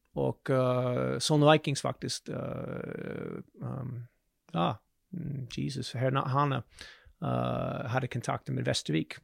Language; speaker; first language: Swedish; non-native, fluent; English